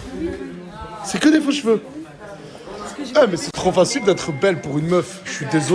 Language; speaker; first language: French; native; French